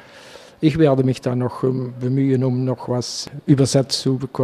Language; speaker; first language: German; non-native, learner; Dutch